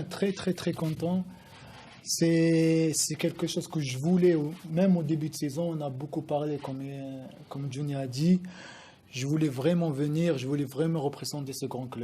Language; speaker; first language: French; non-native, local second language; Arabic